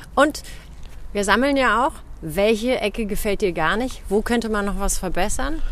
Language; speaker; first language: German; non-native, fluent; Greek